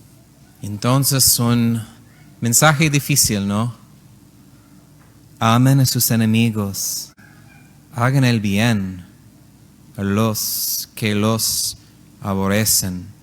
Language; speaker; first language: Spanish; non-native, learner; English